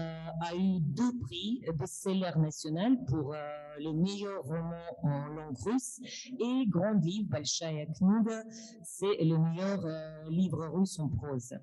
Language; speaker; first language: French; non-native, fluent; Russian